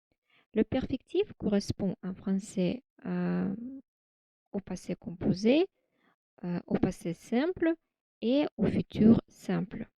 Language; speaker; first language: French; non-native, fluent; Russian